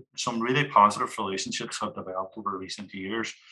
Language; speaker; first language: English; native; English